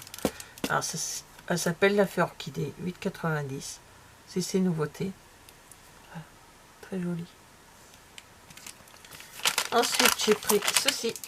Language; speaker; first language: French; native; French